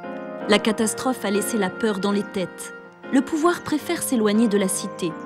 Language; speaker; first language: French; native; French